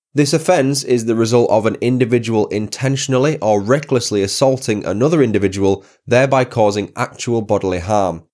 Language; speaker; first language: English; native; English